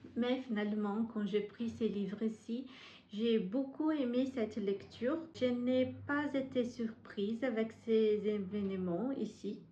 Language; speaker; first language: French; non-native, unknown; Portuguese